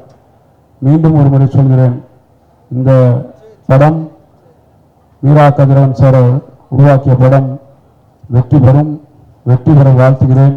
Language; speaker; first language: Tamil; native; Tamil